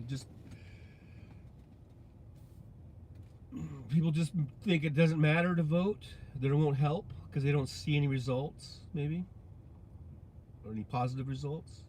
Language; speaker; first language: English; native; English